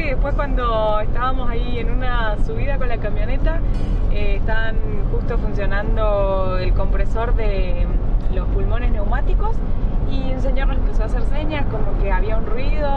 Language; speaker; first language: Spanish; native; Spanish